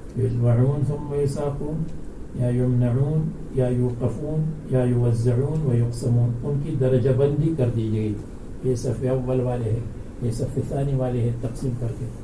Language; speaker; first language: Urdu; non-native, local second language; Pashto